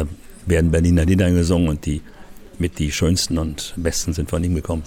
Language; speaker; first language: German; native; German